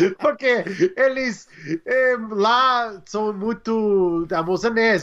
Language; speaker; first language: Portuguese; non-native, learner; English